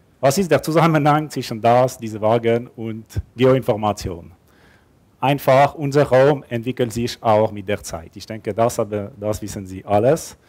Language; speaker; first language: German; non-native, local second language; French